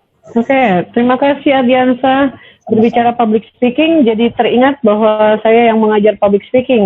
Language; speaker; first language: Indonesian; native; Indonesian